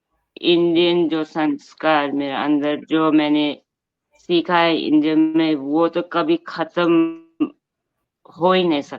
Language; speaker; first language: Hindi; non-native, local second language; Bangla